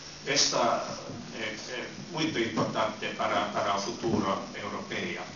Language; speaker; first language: Portuguese; non-native, learner; Finnish